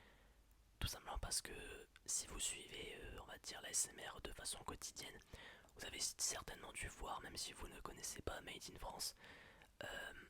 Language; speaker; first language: French; native; French